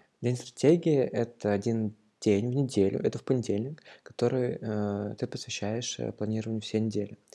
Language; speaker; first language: Russian; native; Russian